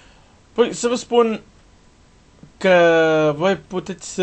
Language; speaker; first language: Romanian; non-native, learner; Portuguese